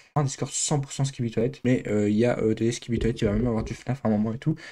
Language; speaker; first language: French; native; French